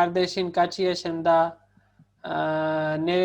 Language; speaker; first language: Turkish; non-native, fluent; Urdu